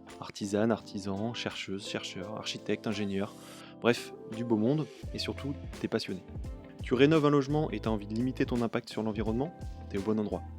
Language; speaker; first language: French; native; French